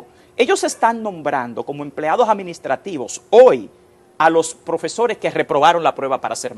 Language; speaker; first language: Spanish; native; Spanish